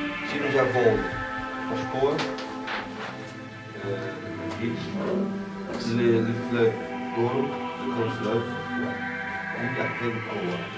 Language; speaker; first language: French; non-native, fluent; Portuguese